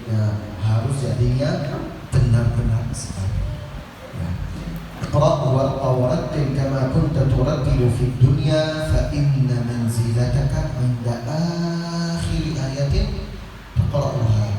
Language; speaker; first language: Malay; non-native, learner; Arabic